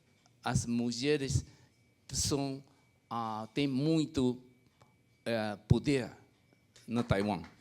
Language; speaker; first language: Portuguese; non-native, fluent; Chinese